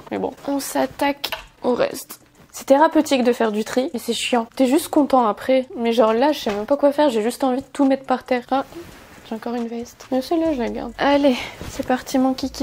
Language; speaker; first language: French; native; French